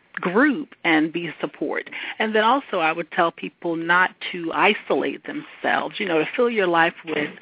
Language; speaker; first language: English; native; English